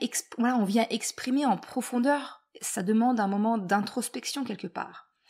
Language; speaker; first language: French; native; French